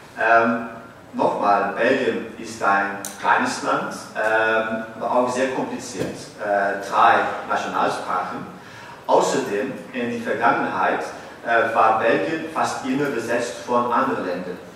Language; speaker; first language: German; non-native, fluent; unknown